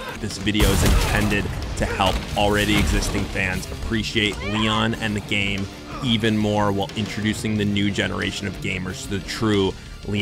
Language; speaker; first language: English; native; English